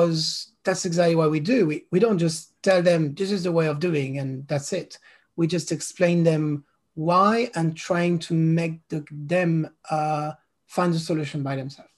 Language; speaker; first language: English; non-native, fluent; French